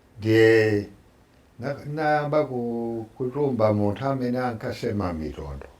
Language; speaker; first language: Nyanja; non-native, fluent; French